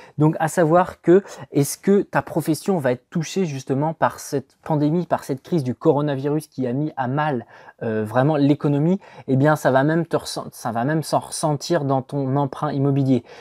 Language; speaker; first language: French; native; French